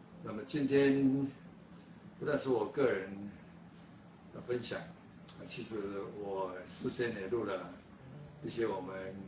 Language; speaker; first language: Chinese; native; Chinese